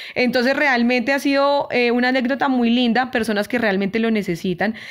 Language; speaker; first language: Spanish; native; Spanish